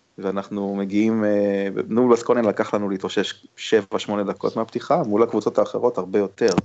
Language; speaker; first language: Hebrew; native; Hebrew